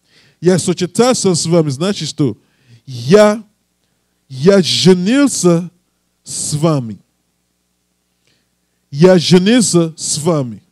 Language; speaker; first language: Russian; non-native, learner; English